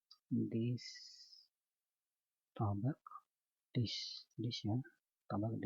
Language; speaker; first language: English; non-native, fluent; Indonesian